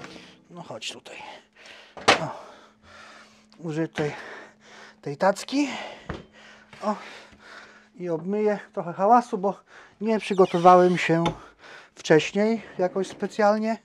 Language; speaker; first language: Polish; native; Polish